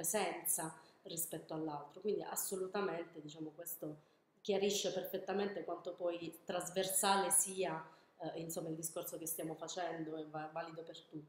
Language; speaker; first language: Italian; native; Italian